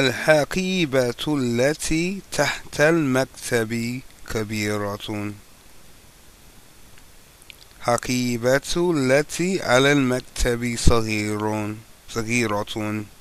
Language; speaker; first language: Arabic; non-native, fluent; English